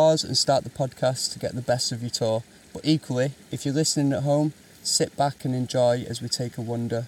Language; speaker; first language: English; native; English